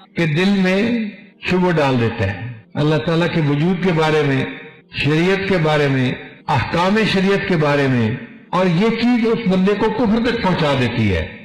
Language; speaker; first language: Urdu; non-native, local second language; Punjabi